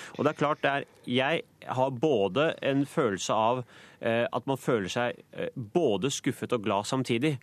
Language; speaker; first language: Norwegian; native; Norwegian